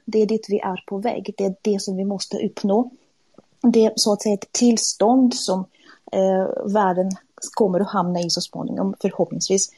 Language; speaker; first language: Swedish; non-native, fluent; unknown